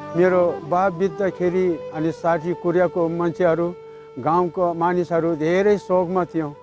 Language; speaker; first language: Nepali; non-native, local second language; Gurung